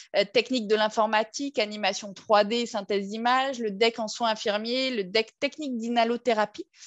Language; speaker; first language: French; native; French